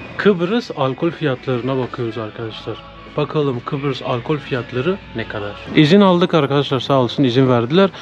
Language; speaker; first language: Turkish; native; Turkish